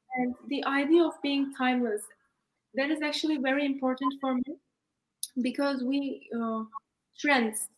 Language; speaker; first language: English; non-native, fluent; Turkish